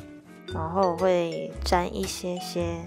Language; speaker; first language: Chinese; native; Chinese